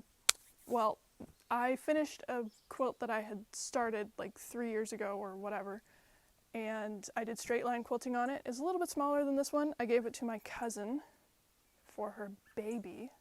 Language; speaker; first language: English; native; English